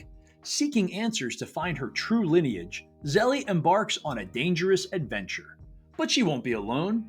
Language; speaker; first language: English; native; English